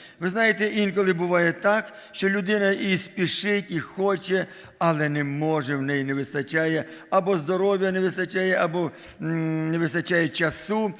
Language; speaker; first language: Ukrainian; non-native, local second language; Russian